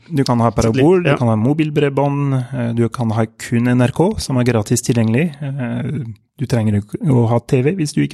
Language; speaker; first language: Norwegian; non-native, fluent; French